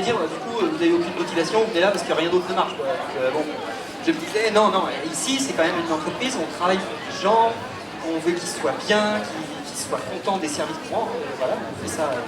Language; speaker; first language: French; native; French